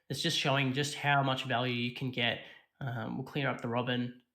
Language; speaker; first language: English; native; English